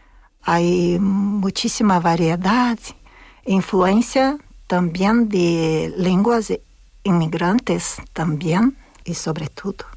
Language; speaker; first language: Spanish; non-native, fluent; Portuguese